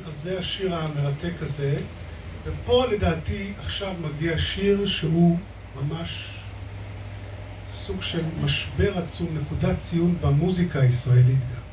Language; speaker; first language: Hebrew; native; Hebrew